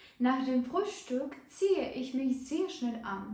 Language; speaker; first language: German; non-native, fluent; Ukrainian